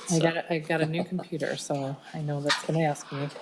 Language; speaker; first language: English; early bilingual, other home language; Arabic